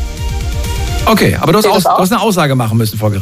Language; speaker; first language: German; native; German